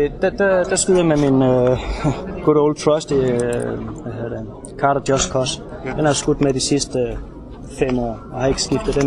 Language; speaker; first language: Danish; native; Danish